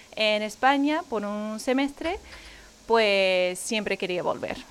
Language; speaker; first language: Spanish; non-native, fluent; English